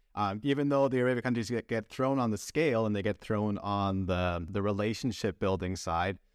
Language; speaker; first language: English; native; English